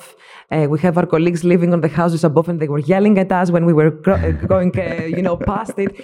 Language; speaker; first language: English; non-native, fluent; Greek